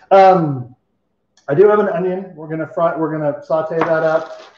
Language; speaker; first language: English; native; English